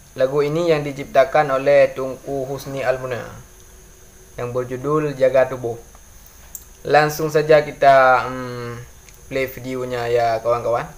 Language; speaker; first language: Malay; non-native, local second language; Achinese